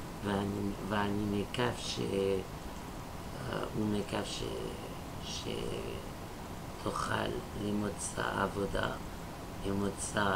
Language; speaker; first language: Hebrew; non-native, fluent; French